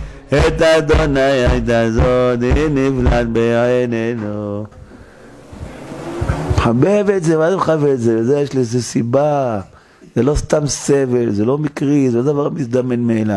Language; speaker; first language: Hebrew; native; Hebrew